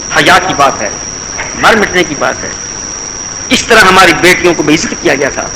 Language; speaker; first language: Urdu; non-native, local second language; Punjabi